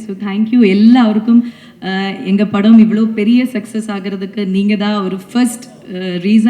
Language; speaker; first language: Tamil; non-native, fluent; Malayalam